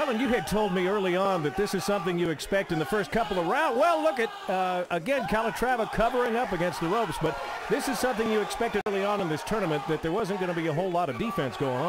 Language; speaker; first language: English; native; English